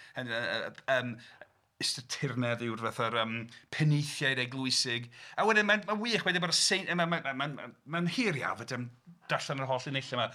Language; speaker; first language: Welsh; native; Welsh